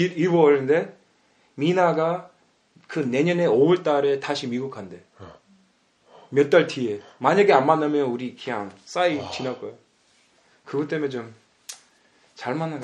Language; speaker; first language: Korean; early bilingual, heritage; English